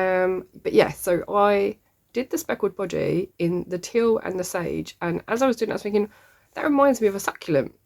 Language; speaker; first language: English; native; English